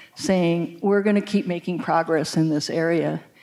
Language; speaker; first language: English; native; English